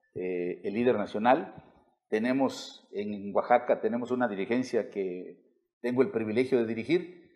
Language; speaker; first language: Spanish; native; Spanish